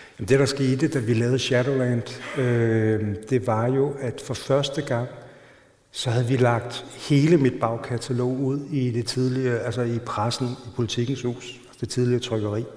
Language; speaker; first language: Danish; native; Danish